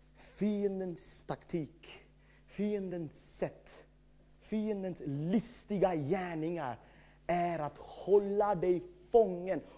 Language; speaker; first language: Swedish; non-native, fluent; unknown